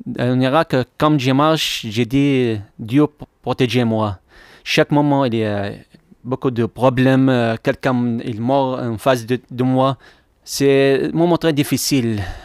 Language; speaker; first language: French; non-native, learner; Arabic